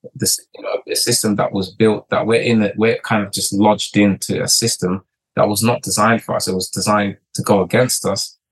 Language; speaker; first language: English; early bilingual, other home language; Portuguese